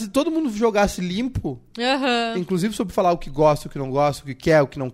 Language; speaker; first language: Portuguese; native; Portuguese